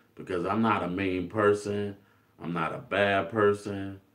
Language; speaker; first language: English; native; English